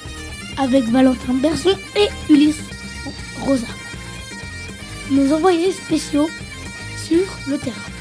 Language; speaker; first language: French; native; French